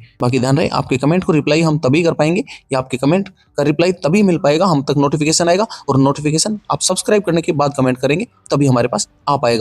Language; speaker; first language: Hindi; native; Hindi